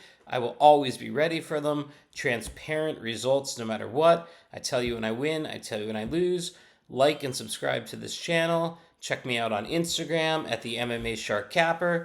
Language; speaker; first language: English; native; English